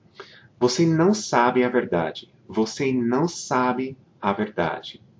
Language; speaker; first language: Portuguese; non-native, fluent; English